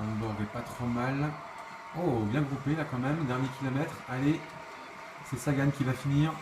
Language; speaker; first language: French; native; French